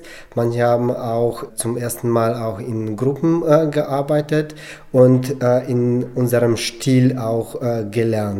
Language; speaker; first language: German; non-native, local second language; Polish